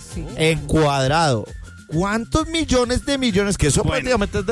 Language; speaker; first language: Spanish; native; Spanish